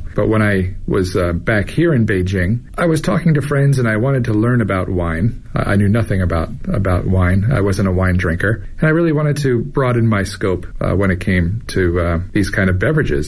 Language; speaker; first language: English; native; English